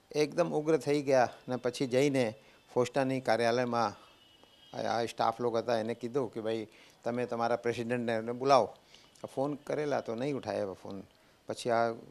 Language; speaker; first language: Hindi; native; Hindi